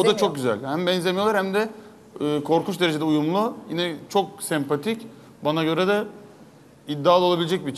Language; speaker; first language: Turkish; native; Turkish